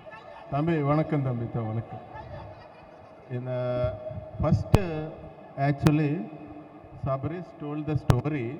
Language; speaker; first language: Tamil; non-native, learner; Telugu